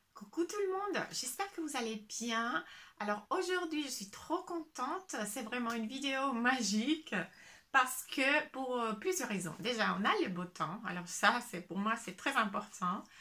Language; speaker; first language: French; non-native, fluent; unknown